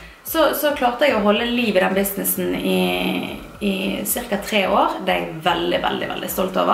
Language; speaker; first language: Norwegian; native; Norwegian